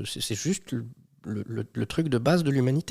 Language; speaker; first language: French; native; French